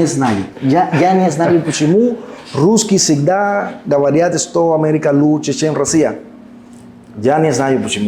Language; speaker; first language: Russian; non-native, learner; Spanish